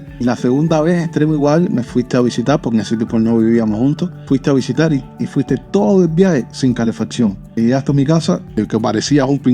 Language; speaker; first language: Spanish; native; Spanish